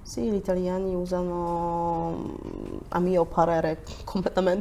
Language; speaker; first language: Italian; non-native, fluent; Polish